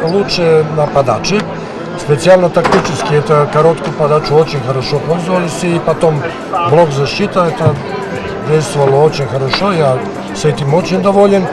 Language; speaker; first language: Russian; non-native, learner; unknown